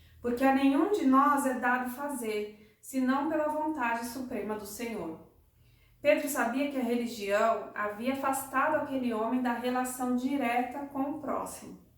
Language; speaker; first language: Portuguese; native; Portuguese